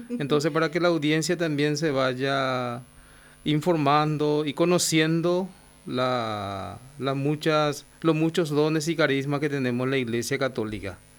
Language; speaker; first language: Spanish; native; Spanish